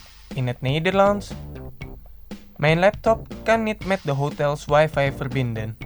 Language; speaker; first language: Dutch; non-native, fluent; Indonesian